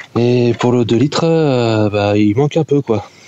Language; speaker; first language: French; native; French